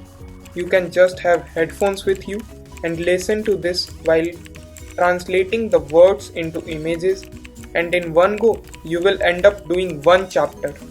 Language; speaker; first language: English; non-native, local second language; Hindi